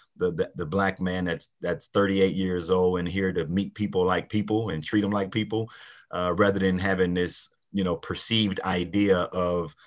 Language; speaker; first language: English; native; English